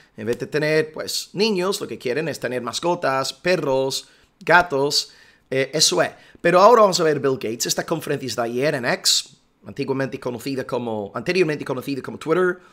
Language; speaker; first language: Spanish; non-native, fluent; English